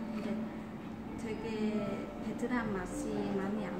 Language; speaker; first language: Korean; non-native, learner; Vietnamese